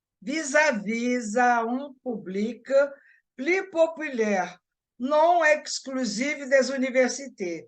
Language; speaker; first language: French; non-native, learner; Portuguese